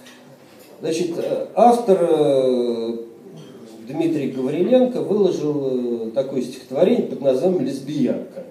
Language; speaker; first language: Russian; native; Russian